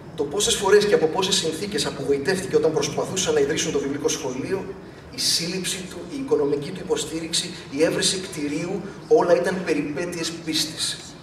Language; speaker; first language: Greek; early bilingual, other home language; English